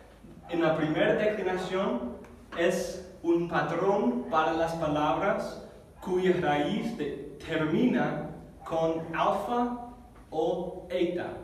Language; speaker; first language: Spanish; non-native, fluent; English